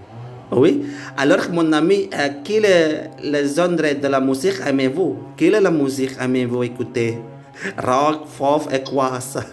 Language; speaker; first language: French; non-native, learner; Indonesian